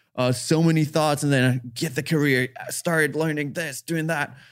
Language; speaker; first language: English; non-native, fluent; German